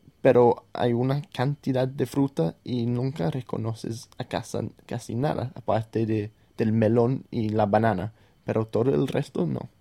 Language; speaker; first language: Spanish; non-native, fluent; English